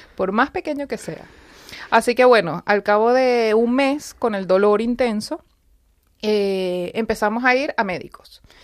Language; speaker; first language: Spanish; native; Spanish